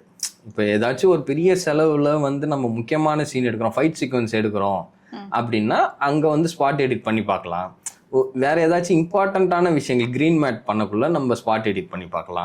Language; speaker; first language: Tamil; native; Tamil